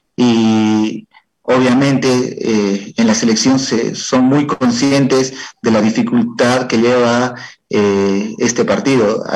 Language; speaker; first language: Spanish; native; Spanish